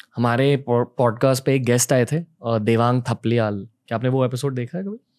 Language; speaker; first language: Hindi; native; Hindi